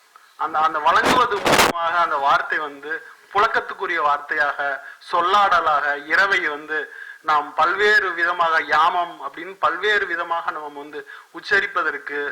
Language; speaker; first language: Tamil; native; Tamil